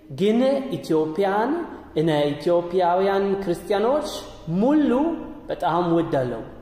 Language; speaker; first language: Amharic; non-native, learner; German